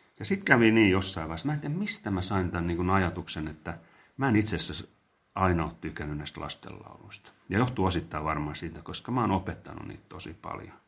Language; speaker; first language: Finnish; native; Finnish